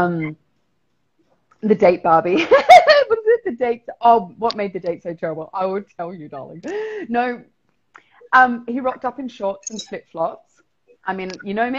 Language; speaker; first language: English; native; English